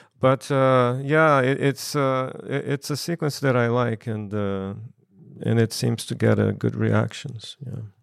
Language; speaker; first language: English; non-native, fluent; Portuguese